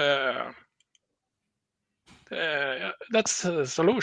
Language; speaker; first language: English; non-native, learner; Swedish